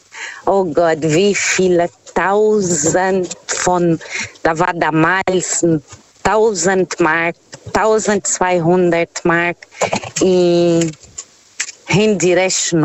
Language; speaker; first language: German; non-native, fluent; Portuguese